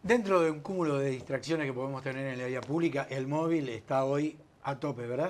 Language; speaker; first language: Spanish; native; Spanish